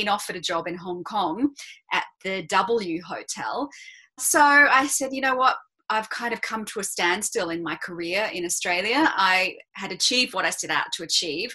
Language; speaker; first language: English; native; English